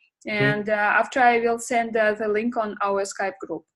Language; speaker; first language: English; non-native, learner; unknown